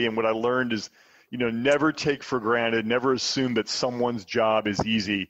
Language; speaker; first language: English; native; English